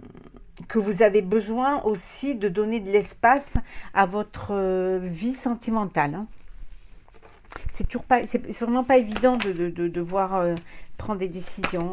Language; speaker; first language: French; native; French